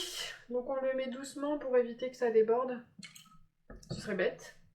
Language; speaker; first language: French; native; French